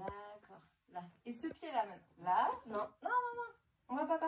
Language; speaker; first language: French; native; French